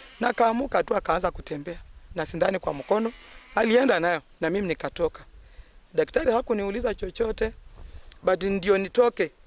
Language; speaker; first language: Swahili; non-native, local second language; Luyia